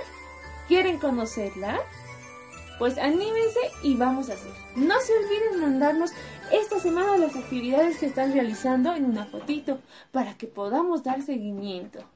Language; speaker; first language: Spanish; native; Spanish